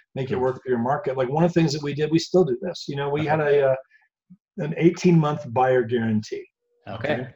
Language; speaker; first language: English; native; English